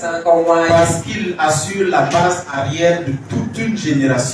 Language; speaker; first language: French; non-native, local second language; Mossi